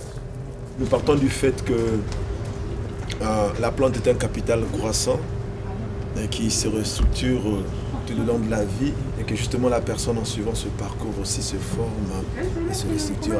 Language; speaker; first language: French; native; French